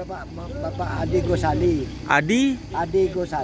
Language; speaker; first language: Indonesian; non-native, local second language; Madurese